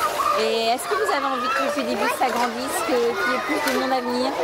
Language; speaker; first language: French; native; French